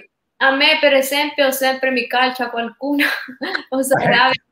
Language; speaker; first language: Italian; non-native, learner; Spanish